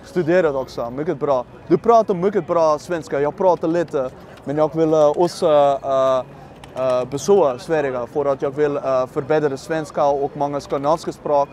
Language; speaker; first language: Swedish; non-native, learner; Dutch